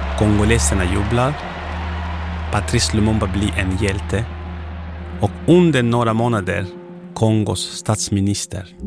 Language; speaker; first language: Swedish; non-native, fluent; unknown